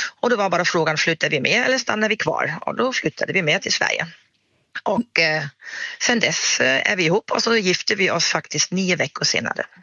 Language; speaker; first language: Swedish; non-native, fluent; German